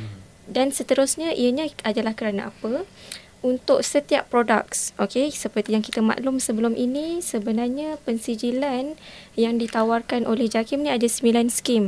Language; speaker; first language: Malay; native; Malay